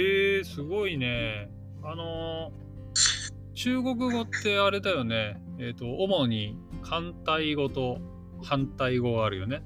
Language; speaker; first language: Japanese; native; Japanese